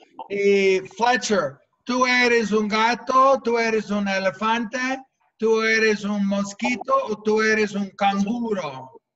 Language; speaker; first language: Spanish; non-native, fluent; English